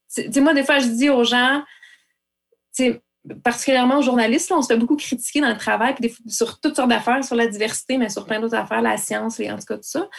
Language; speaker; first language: French; native; French